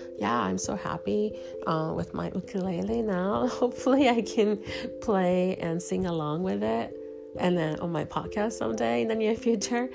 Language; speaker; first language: English; non-native, fluent; Japanese